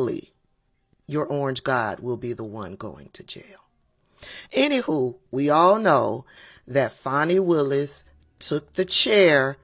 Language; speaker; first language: English; native; English